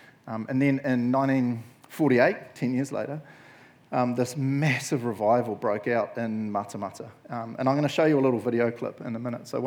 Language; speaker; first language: English; native; English